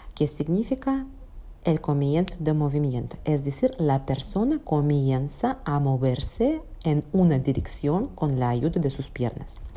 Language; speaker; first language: Spanish; non-native, fluent; Russian